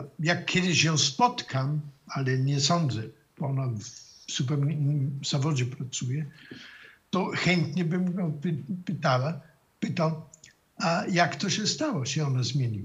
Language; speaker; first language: Polish; non-native, fluent; German